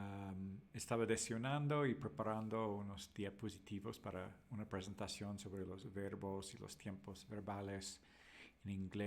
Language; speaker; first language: Spanish; non-native, fluent; English